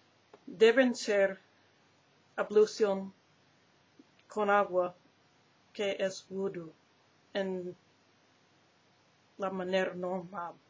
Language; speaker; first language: Spanish; non-native, learner; English